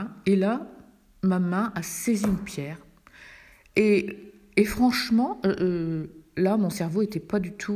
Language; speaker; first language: French; native; French